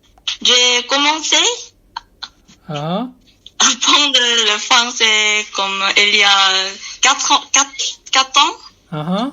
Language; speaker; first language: French; non-native, fluent; Korean